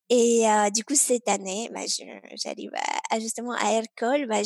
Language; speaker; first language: French; non-native, fluent; Romanian